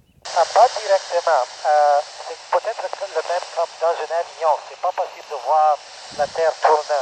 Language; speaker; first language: French; non-native, local second language; English